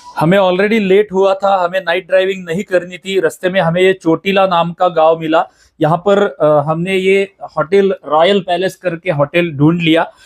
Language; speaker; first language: Hindi; non-native, local second language; Marathi